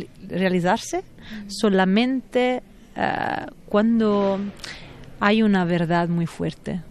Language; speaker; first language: Spanish; non-native, fluent; Italian